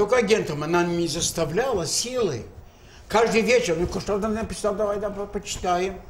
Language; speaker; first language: Russian; native; Russian